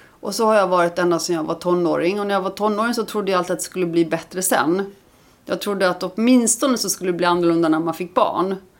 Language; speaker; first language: Swedish; early bilingual, other home language; Icelandic